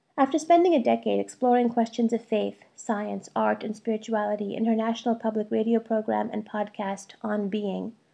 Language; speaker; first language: English; early bilingual, other home language; Malayalam